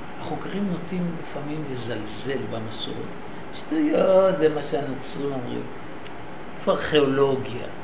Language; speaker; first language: Hebrew; native; Hebrew